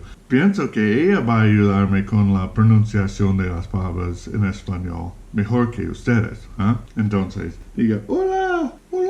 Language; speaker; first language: Spanish; non-native, fluent; English